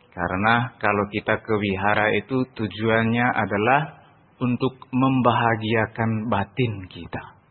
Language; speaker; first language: Indonesian; non-native, local second language; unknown